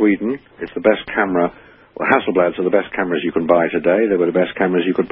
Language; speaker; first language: English; native; English